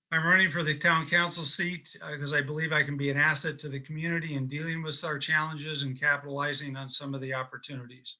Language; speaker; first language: English; native; English